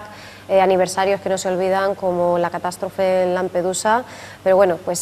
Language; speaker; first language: Spanish; native; Spanish